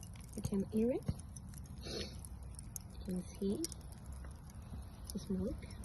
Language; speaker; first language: English; non-native, fluent; French